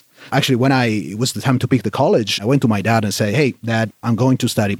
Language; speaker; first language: English; non-native, fluent; Italian